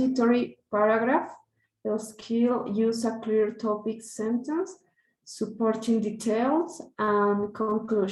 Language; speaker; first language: English; non-native, learner; Spanish